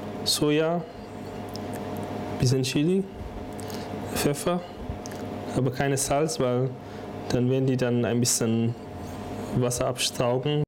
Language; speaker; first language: German; non-native, fluent; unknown